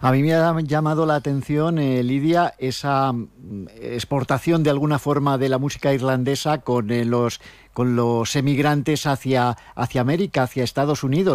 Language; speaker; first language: Spanish; native; Spanish